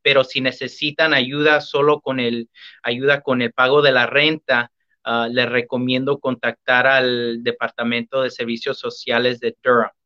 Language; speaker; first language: Spanish; early bilingual, heritage; Spanish